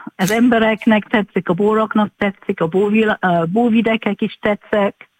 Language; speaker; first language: Hungarian; non-native, learner; English